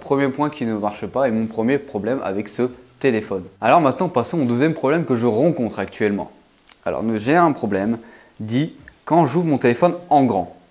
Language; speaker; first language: French; native; French